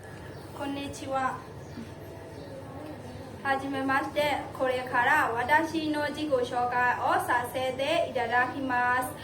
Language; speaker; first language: Japanese; non-native, learner; Burmese